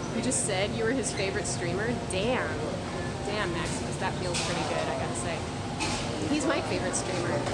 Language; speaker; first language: English; non-native, fluent; Dutch